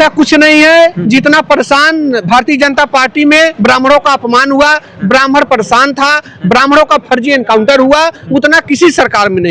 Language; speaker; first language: Hindi; native; Hindi